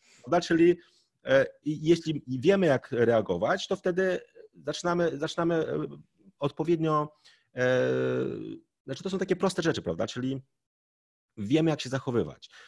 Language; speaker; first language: Polish; native; Polish